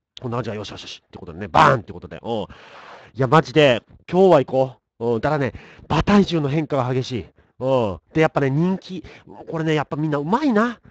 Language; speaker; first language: Japanese; native; Japanese